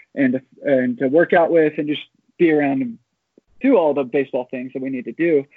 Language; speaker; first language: English; native; English